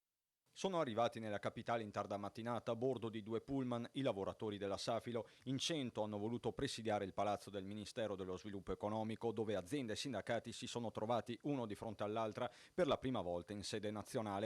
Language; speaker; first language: Italian; native; Italian